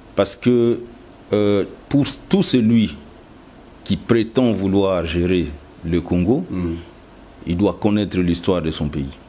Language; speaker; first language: French; non-native, local second language; Lingala